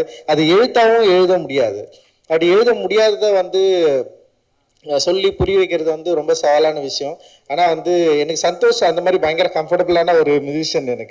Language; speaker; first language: Tamil; native; Tamil